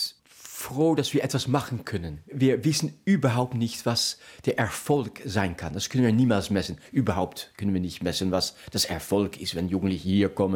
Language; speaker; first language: German; non-native, fluent; Dutch